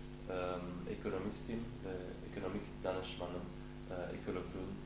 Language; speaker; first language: Turkish; non-native, learner; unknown